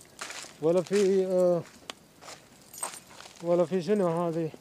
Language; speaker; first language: Arabic; non-native, learner; Indonesian